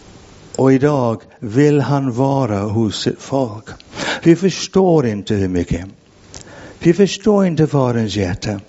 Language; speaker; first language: Swedish; non-native, fluent; English